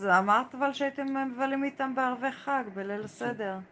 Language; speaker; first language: Hebrew; native; Hebrew